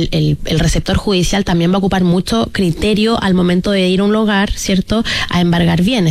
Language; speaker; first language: Spanish; native; Spanish